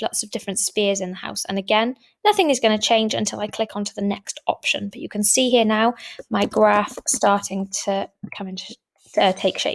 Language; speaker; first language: English; native; English